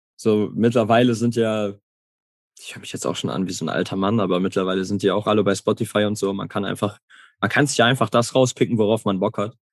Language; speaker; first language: German; native; German